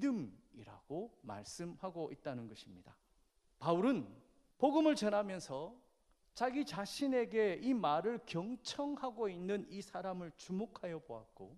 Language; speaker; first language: Korean; native; Korean